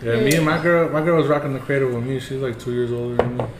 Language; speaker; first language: English; early bilingual, other home language; Spanish